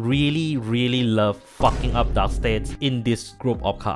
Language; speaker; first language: English; non-native, fluent; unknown